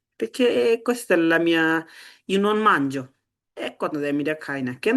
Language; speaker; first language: Italian; non-native, learner; Bangla